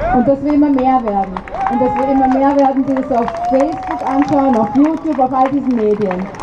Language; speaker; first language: German; early bilingual, other home language; Arabic